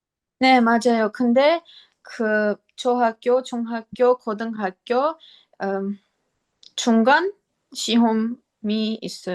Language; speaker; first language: Korean; non-native, learner; Armenian